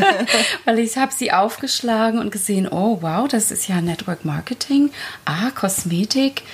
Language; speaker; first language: German; early bilingual, other home language; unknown